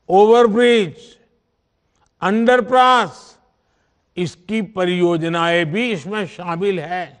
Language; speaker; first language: Hindi; non-native, local second language; Gujarati